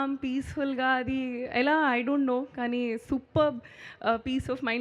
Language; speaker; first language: Telugu; non-native, learner; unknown